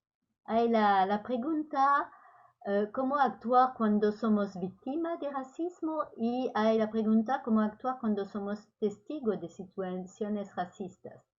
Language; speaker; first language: Spanish; non-native, learner; French